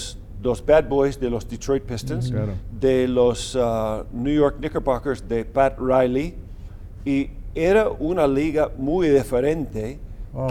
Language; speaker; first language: Spanish; non-native, fluent; English